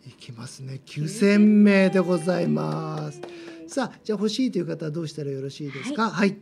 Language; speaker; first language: Japanese; native; Japanese